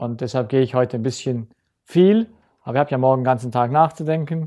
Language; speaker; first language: German; native; German